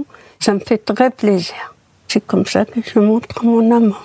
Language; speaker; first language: French; non-native, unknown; Berber languages